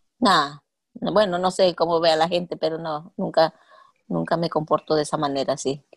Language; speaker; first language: Spanish; native; Spanish